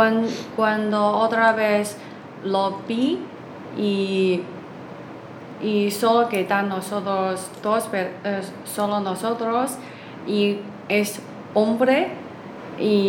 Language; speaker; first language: Spanish; non-native, learner; Chinese